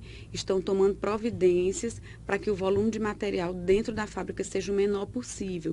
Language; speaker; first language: Portuguese; native; Portuguese